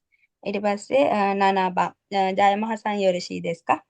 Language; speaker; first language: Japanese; non-native, fluent; Sinhala